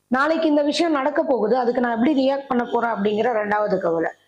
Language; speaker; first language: Tamil; native; Tamil